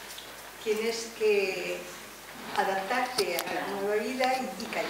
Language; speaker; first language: Spanish; early bilingual, heritage; French